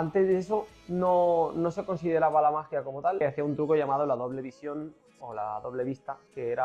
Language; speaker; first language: Spanish; native; Spanish